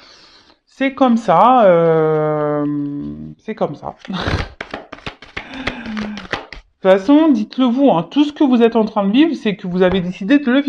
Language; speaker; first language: French; native; French